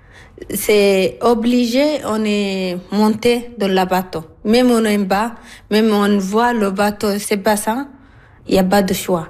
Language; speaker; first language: French; non-native, learner; Arabic